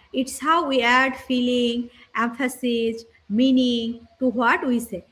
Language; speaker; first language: English; non-native, local second language; Bangla